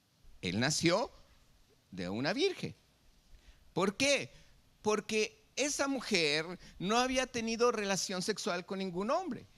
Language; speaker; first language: Spanish; native; Spanish